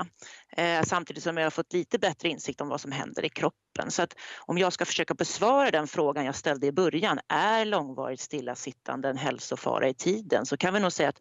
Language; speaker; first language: Swedish; native; Swedish